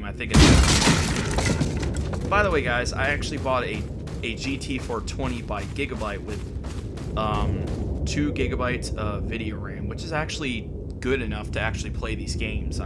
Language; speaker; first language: English; native; English